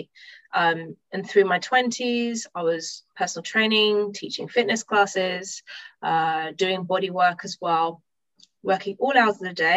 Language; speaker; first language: English; native; English